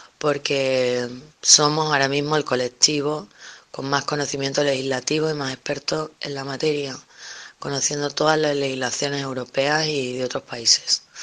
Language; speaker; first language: Spanish; native; Spanish